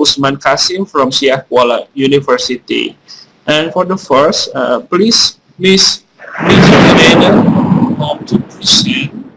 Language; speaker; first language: English; non-native, fluent; Indonesian